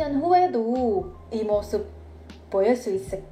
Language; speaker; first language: Korean; non-native, fluent; Indonesian